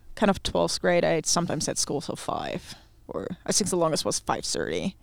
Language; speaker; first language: English; non-native, fluent; German